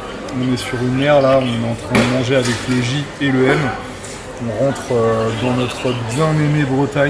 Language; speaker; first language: French; native; French